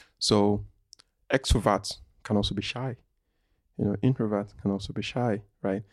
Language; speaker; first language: English; non-native, local second language; Igbo